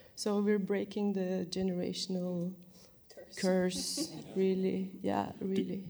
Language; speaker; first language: English; non-native, fluent; Turkish